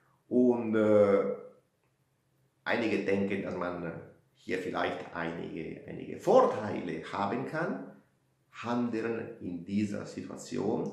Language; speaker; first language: German; non-native, fluent; Italian